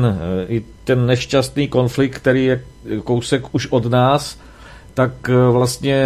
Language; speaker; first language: Czech; native; Czech